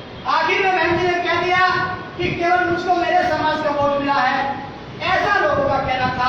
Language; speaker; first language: Hindi; native; Hindi